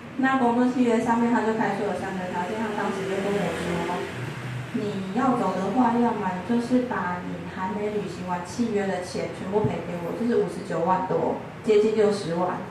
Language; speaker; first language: Chinese; native; Chinese